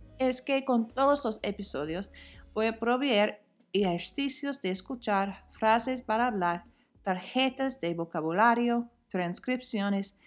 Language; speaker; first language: Spanish; non-native, fluent; English